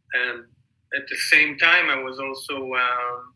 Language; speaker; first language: English; non-native, fluent; Hebrew